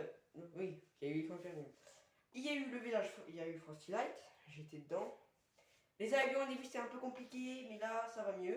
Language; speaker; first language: French; native; French